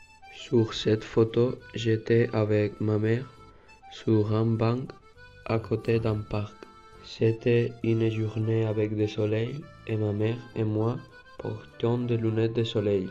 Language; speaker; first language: French; non-native, learner; Spanish